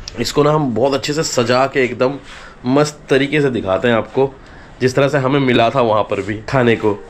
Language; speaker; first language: Hindi; native; Hindi